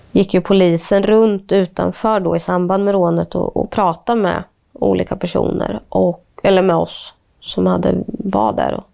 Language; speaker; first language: Swedish; native; Swedish